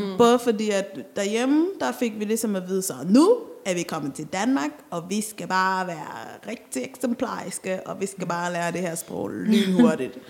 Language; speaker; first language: Danish; early bilingual, other home language; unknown